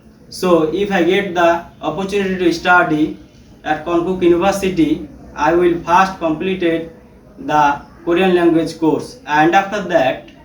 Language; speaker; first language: English; non-native, learner; Bangla